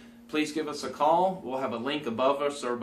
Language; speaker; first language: English; native; English